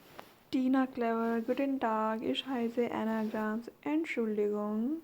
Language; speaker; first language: German; non-native, learner; Hindi